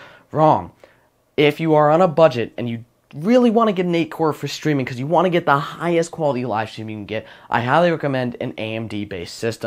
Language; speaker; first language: English; native; English